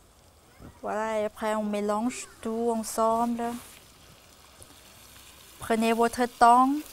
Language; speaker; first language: French; non-native, fluent; Thai